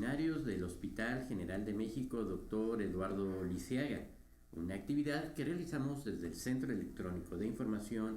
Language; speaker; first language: Spanish; native; Spanish